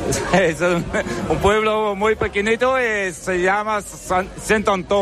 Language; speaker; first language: Spanish; non-native, learner; Dutch